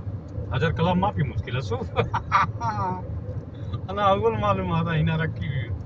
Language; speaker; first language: Arabic; non-native, learner; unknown